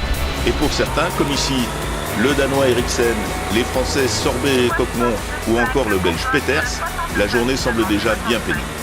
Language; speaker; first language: French; native; French